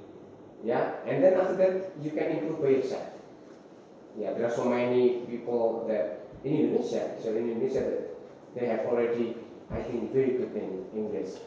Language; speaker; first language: English; non-native, fluent; Indonesian